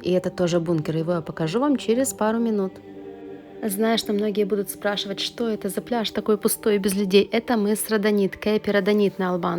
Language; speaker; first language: Russian; native; Russian